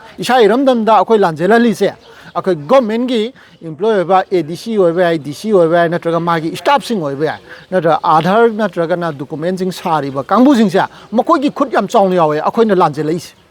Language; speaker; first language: Manipuri; native; Manipuri